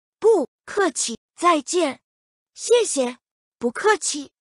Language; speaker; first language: Chinese; non-native, learner; English